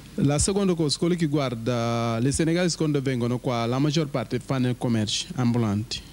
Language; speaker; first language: Italian; non-native, learner; Wolof